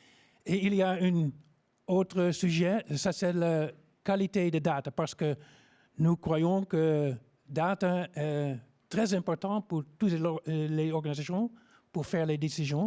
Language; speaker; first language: French; non-native, learner; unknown